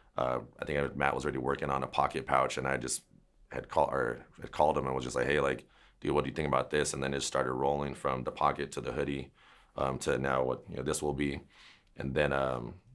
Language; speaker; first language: English; native; English